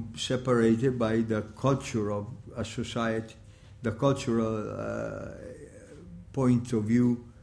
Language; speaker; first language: English; non-native, fluent; Italian